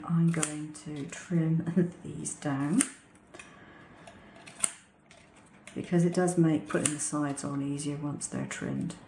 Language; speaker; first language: English; native; English